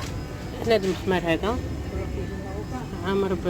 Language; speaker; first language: Arabic; native; Arabic